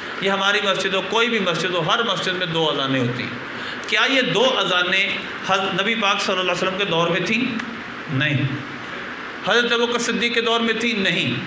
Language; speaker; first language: Urdu; non-native, local second language; Punjabi